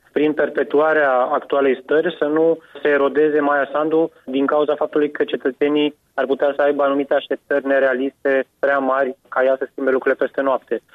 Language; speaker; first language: Romanian; native; Romanian